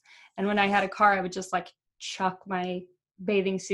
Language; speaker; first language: English; early bilingual, other home language; Portuguese